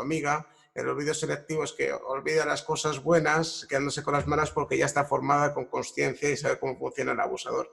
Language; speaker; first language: Spanish; native; Spanish